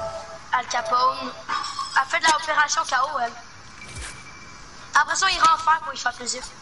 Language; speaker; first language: French; native; French